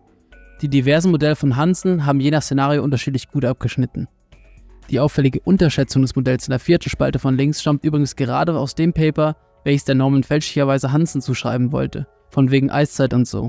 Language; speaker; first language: German; native; German